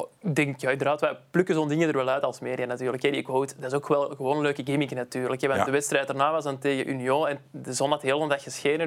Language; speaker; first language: Dutch; native; Dutch